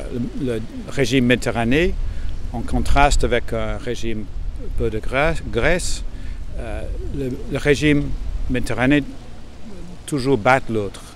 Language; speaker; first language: French; non-native, fluent; English